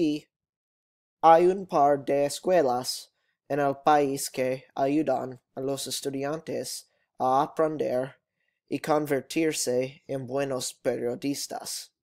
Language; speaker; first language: Spanish; non-native, learner; English